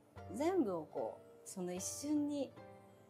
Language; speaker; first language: Japanese; native; Japanese